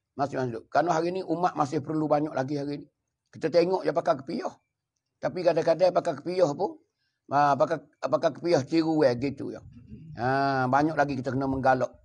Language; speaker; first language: Malay; native; Malay